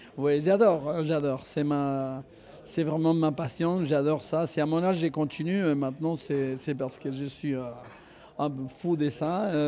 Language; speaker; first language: French; non-native, fluent; Spanish